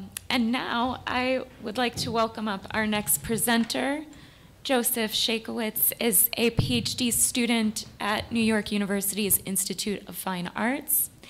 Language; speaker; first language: English; native; English